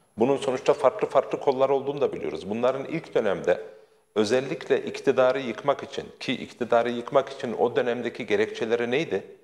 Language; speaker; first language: Turkish; early bilingual, heritage; Turkish